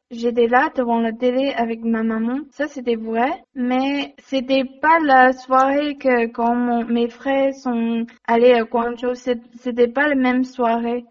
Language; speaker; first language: French; non-native, learner; Chinese